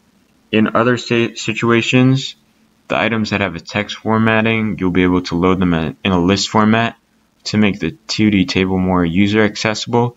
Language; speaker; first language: English; native; English